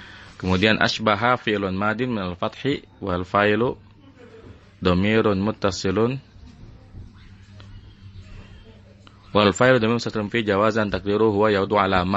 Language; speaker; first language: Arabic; non-native, fluent; Indonesian